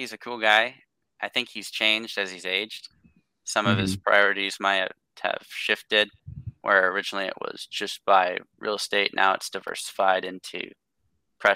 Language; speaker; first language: English; native; English